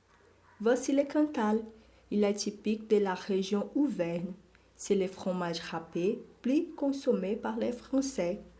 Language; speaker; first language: French; non-native, learner; Portuguese